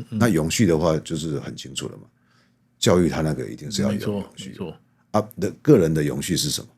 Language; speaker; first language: Chinese; native; Chinese